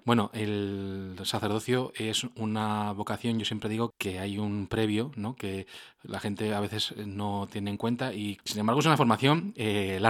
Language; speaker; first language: Spanish; native; Spanish